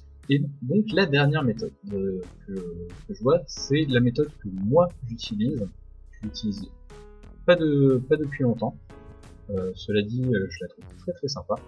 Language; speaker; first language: French; native; French